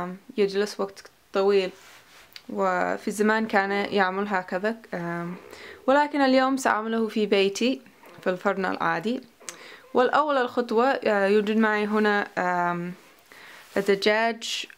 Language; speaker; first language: Arabic; non-native, learner; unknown